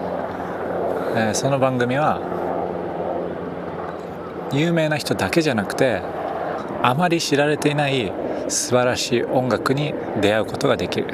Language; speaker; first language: Japanese; native; Japanese